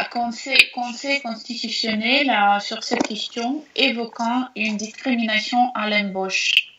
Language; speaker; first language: French; non-native, learner; Russian